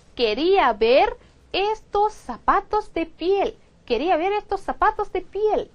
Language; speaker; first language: Spanish; non-native, fluent; Korean